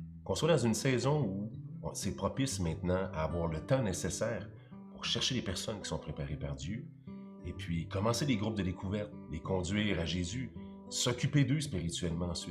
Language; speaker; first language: French; native; French